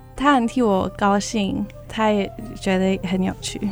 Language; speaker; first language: Chinese; early bilingual, heritage; Chinese